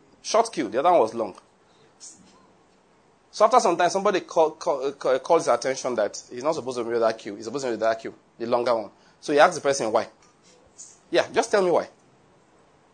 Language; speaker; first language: English; non-native, local second language; Yoruba